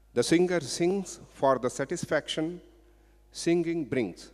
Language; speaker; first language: English; non-native, local second language; Kannada